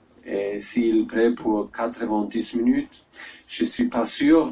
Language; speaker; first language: French; non-native, learner; German